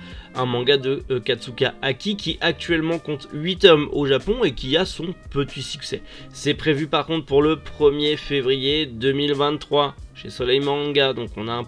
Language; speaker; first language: French; native; French